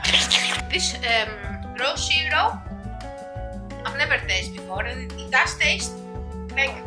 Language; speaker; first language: English; non-native, learner; Indonesian